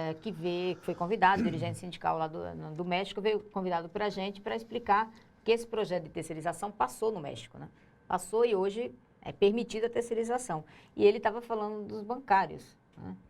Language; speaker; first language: Portuguese; native; Portuguese